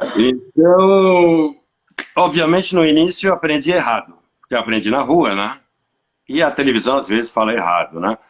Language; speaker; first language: Portuguese; non-native, fluent; French